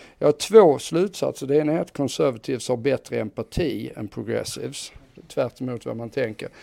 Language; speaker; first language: Swedish; native; Swedish